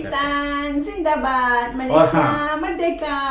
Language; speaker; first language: Hindi; non-native, learner; Malay